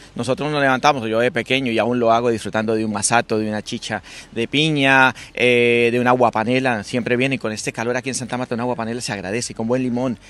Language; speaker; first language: Spanish; native; Spanish